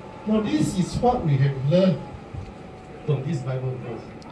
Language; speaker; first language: English; non-native, local second language; Min Nan Chinese